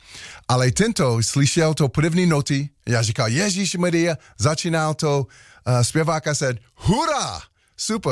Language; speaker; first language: Czech; non-native, learner; English